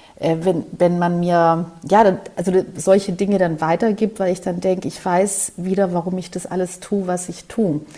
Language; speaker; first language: German; early bilingual, other home language; Greek